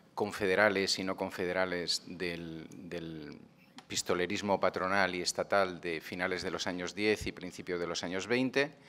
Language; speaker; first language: Spanish; non-native, local second language; Catalan